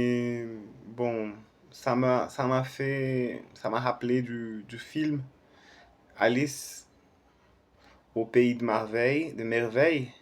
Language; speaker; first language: French; non-native, fluent; Portuguese